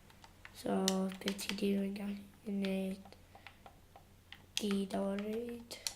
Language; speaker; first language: Welsh; non-native, local second language; English